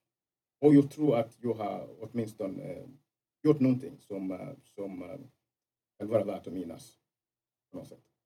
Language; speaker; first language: Swedish; non-native, fluent; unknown